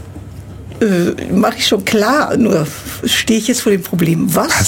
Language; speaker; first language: German; native; German